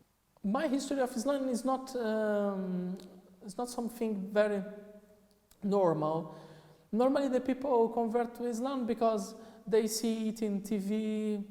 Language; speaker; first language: English; non-native, fluent; Portuguese